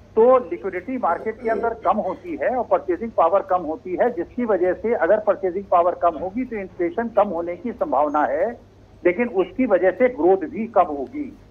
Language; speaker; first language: Hindi; native; Hindi